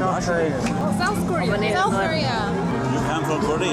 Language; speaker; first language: English; non-native, learner; Korean